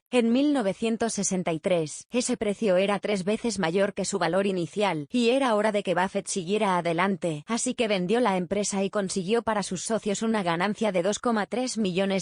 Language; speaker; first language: Spanish; native; Spanish